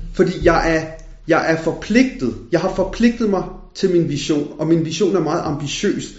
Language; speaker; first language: Danish; early bilingual, other home language; Punjabi